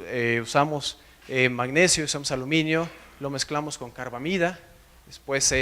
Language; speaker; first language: Spanish; native; Spanish